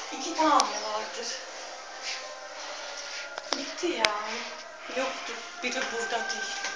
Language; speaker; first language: Turkish; non-native, learner; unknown